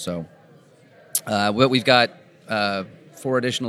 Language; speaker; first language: English; native; English